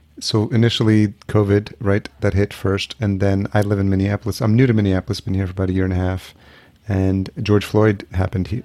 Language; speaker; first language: English; early bilingual, other home language; Spanish